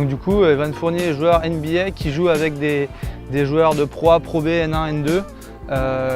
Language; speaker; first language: French; native; French